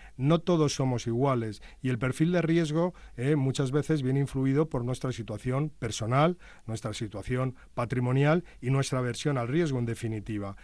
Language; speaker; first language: Spanish; native; Spanish